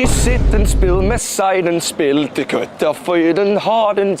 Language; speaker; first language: Danish; non-native, learner; Icelandic